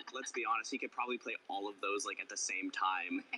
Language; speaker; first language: English; native; English